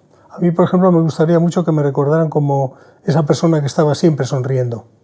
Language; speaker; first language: Spanish; native; Spanish